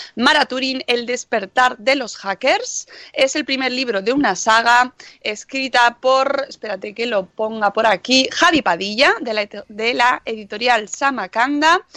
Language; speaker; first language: Spanish; native; Spanish